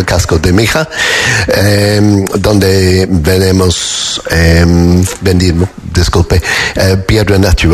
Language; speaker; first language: Spanish; non-native, fluent; English